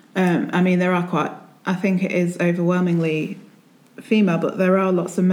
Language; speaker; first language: English; native; English